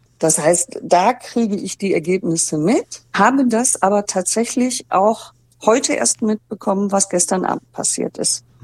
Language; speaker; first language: German; native; German